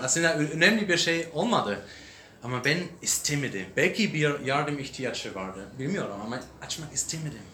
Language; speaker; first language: Turkish; non-native, learner; English